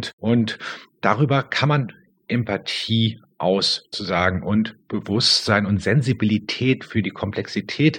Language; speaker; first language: German; native; German